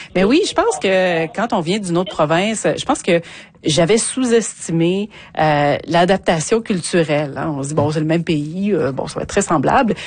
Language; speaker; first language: French; native; French